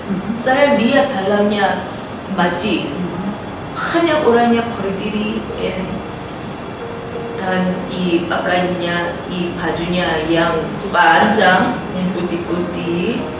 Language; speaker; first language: Indonesian; non-native, learner; Korean